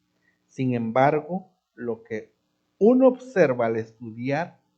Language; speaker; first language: Spanish; native; Spanish